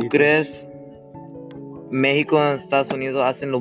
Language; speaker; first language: Spanish; early bilingual, heritage; Spanish